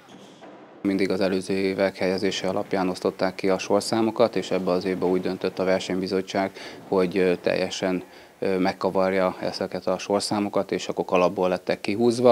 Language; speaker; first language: Hungarian; native; Hungarian